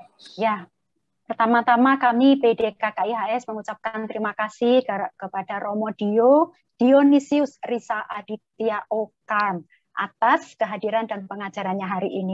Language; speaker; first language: Indonesian; native; Indonesian